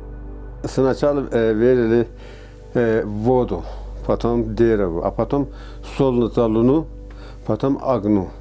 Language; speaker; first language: Russian; non-native, local second language; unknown